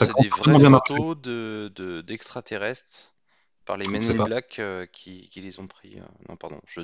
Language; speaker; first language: French; native; French